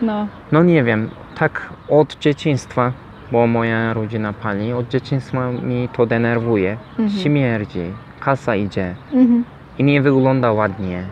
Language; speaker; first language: Polish; non-native, learner; Turkish